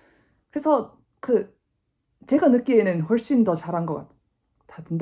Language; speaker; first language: Korean; non-native, fluent; English